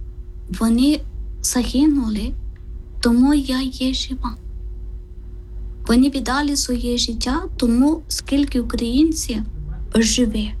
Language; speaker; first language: Ukrainian; non-native, learner; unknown